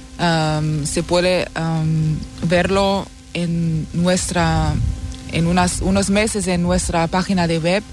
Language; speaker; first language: Spanish; non-native, fluent; German